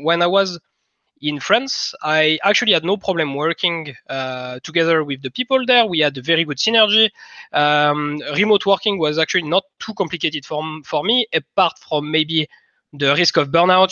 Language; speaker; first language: English; non-native, fluent; French